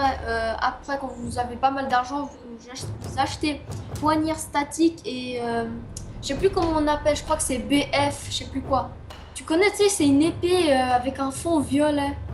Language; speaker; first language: French; native; French